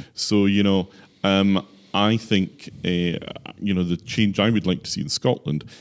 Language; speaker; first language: English; native; English